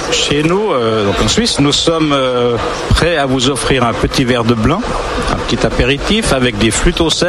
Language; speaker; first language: French; native; French